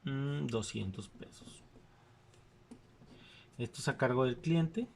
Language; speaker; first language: Spanish; native; Spanish